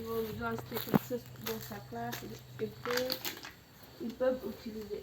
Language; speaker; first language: French; non-native, learner; Indonesian